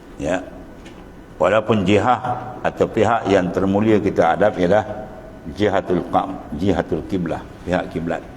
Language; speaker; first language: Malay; native; Malay